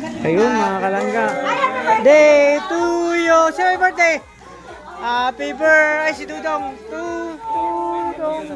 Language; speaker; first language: Filipino; native; Filipino